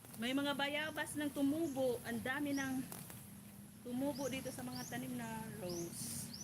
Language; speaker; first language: Filipino; non-native, local second language; Bikol